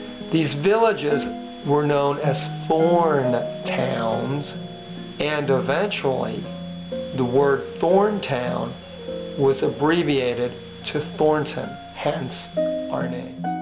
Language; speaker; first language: English; native; English